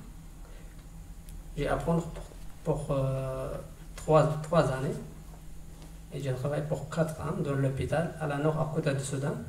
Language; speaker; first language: French; non-native, learner; Tigrinya